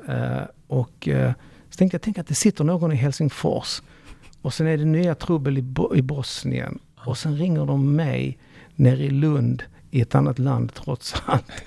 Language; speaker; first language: Swedish; early bilingual, other home language; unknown